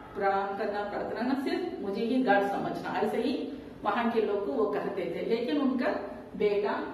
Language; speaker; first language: Hindi; non-native, local second language; Tamil